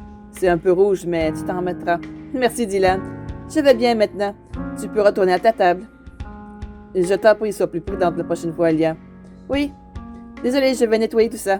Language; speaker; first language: French; native; French